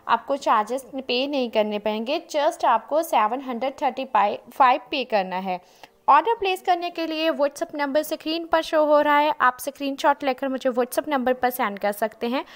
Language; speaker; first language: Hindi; non-native, local second language; Punjabi